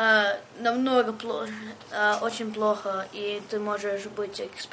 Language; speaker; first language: Russian; early bilingual, heritage; Russian